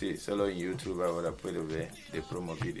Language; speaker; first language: Spanish; non-native, learner; English